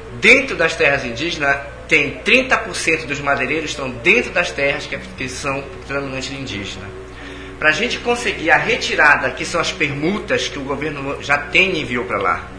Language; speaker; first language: Portuguese; native; Portuguese